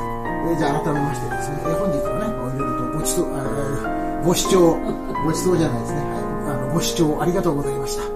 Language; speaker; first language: Japanese; native; Japanese